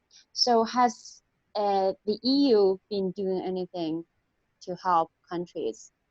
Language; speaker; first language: English; non-native, fluent; Chinese